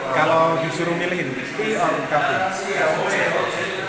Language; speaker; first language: Indonesian; native; Indonesian